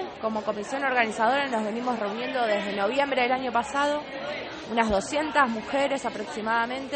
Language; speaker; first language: Spanish; native; Spanish